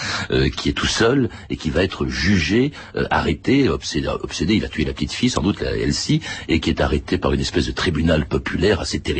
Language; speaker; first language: French; native; French